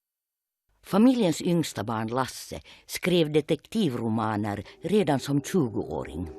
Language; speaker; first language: Swedish; native; Swedish